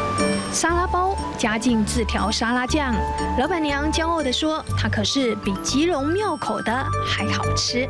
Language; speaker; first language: Chinese; native; Chinese